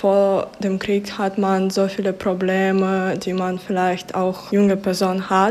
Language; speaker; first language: German; early bilingual, other home language; Ukrainian